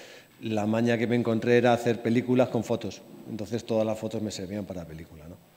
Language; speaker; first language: Spanish; native; Spanish